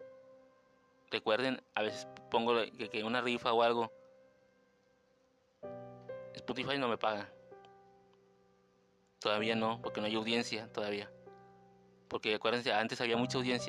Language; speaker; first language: Spanish; native; Spanish